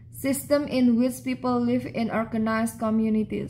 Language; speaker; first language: English; non-native, learner; Indonesian